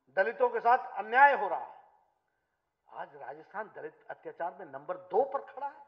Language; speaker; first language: Hindi; native; Hindi